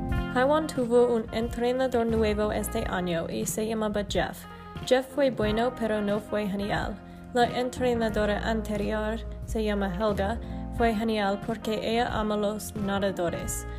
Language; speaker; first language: Spanish; non-native, learner; English